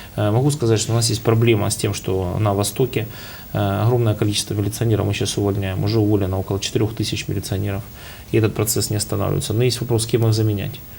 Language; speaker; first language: Russian; native; Russian